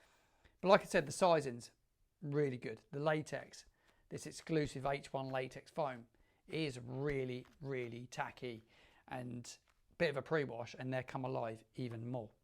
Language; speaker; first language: English; native; English